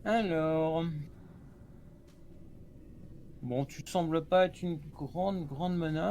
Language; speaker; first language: French; native; French